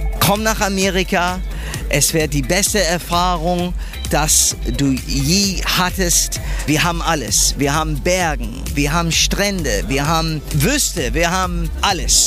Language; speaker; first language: German; non-native, fluent; English